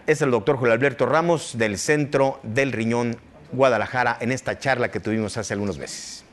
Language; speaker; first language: Spanish; native; Spanish